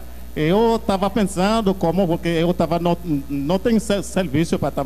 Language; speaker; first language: Portuguese; non-native, learner; Haitian Creole